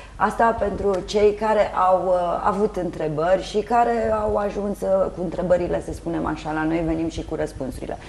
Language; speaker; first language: Romanian; native; Romanian